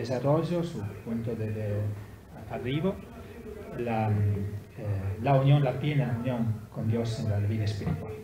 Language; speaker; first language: Spanish; non-native, learner; Italian